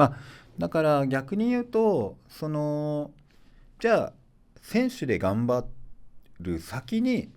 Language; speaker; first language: Japanese; native; Japanese